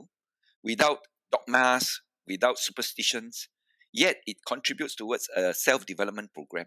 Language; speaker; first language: English; non-native, local second language; Min Nan Chinese